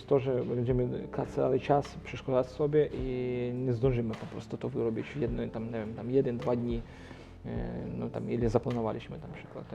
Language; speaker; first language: Polish; non-native, local second language; Ukrainian